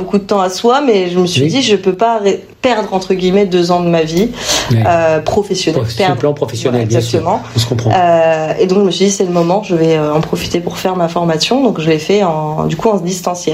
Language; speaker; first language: French; native; French